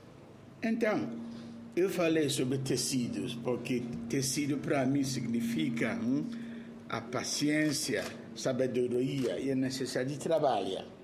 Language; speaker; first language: Portuguese; non-native, fluent; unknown